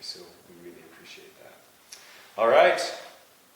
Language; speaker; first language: English; native; English